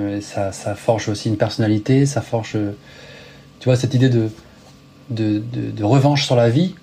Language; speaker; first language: French; native; French